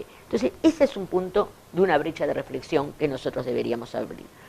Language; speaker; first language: Spanish; native; Spanish